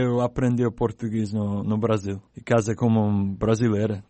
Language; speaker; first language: Portuguese; non-native, learner; English